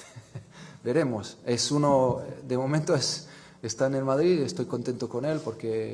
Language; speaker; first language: Spanish; non-native, fluent; French